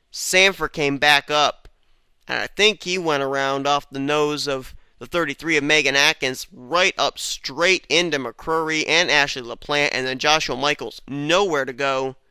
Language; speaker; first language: English; native; English